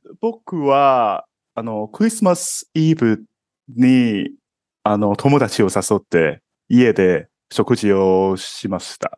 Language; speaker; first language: Japanese; non-native, fluent; Cantonese